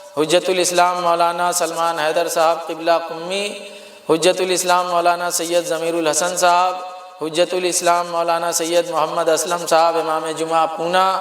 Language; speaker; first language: Urdu; native; Urdu